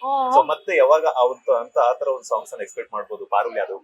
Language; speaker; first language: Kannada; native; Kannada